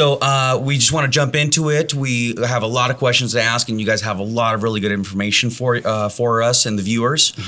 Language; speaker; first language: English; native; English